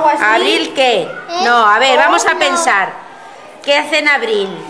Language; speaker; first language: Spanish; native; Spanish